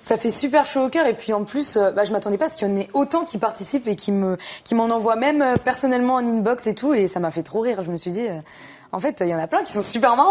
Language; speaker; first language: French; native; French